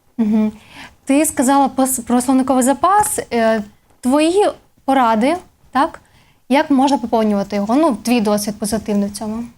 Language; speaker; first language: Ukrainian; native; Ukrainian